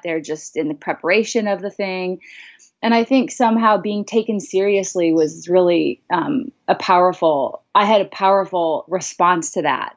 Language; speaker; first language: English; native; English